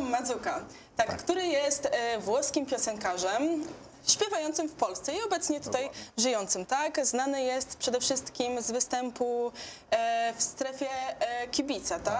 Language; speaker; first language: Polish; native; Polish